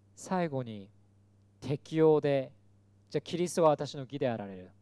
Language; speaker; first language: Japanese; early bilingual, other home language; Korean